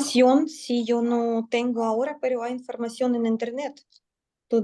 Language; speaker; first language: Spanish; non-native, learner; Russian